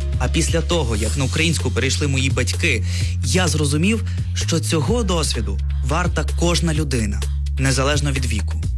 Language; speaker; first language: Ukrainian; non-native, local second language; Russian